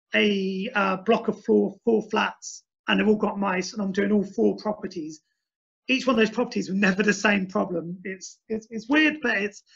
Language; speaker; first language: English; native; English